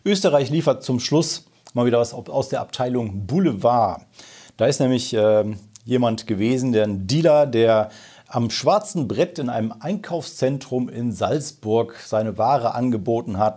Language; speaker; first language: German; native; German